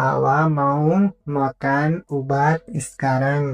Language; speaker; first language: Indonesian; non-native, fluent; Nepali